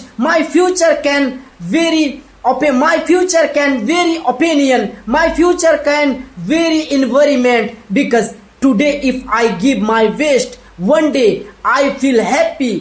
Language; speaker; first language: English; non-native, learner; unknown